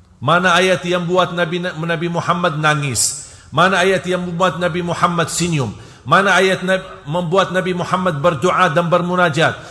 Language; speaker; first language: Malay; non-native, fluent; Arabic